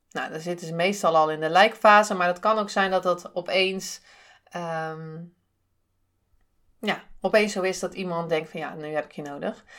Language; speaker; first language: Dutch; native; Dutch